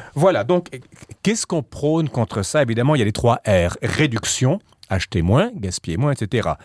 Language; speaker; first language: French; native; French